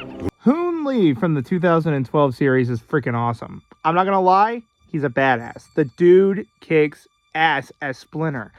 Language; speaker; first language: English; native; English